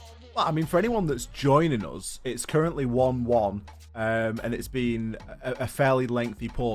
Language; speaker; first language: English; native; English